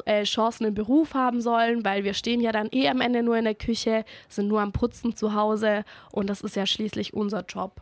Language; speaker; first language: German; native; German